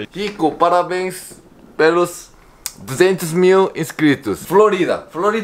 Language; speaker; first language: Portuguese; non-native, fluent; Korean